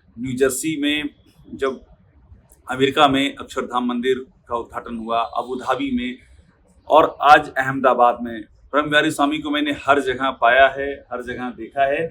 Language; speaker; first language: Hindi; native; Hindi